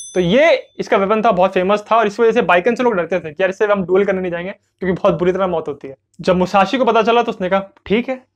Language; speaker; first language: Hindi; native; Hindi